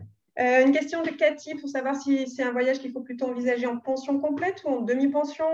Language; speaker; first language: French; native; French